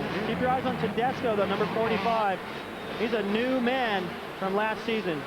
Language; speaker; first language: English; native; English